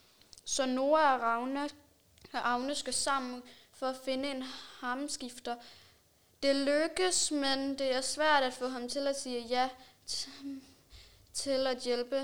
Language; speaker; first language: Danish; native; Danish